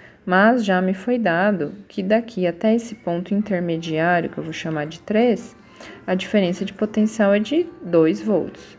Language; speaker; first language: Portuguese; native; Portuguese